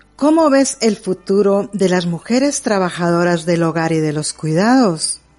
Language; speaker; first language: Spanish; native; Spanish